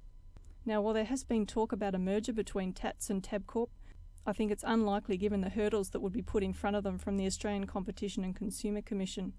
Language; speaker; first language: English; native; English